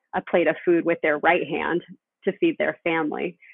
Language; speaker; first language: English; early bilingual, other home language; Spanish